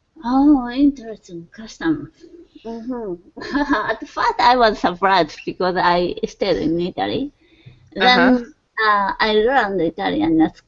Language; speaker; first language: English; non-native, learner; Japanese